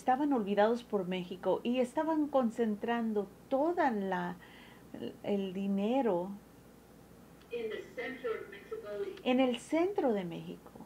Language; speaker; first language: Spanish; early bilingual, heritage; Spanish